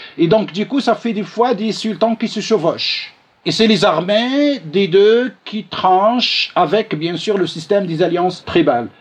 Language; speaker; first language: French; non-native, local second language; Arabic